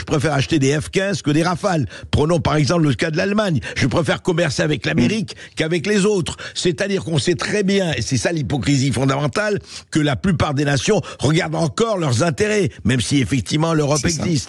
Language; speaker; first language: French; native; French